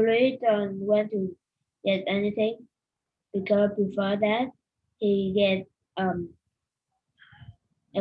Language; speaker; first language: English; non-native, learner; Vietnamese